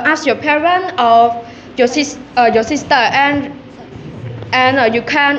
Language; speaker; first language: English; non-native, learner; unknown